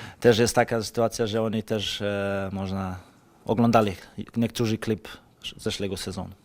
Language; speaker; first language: Polish; non-native, fluent; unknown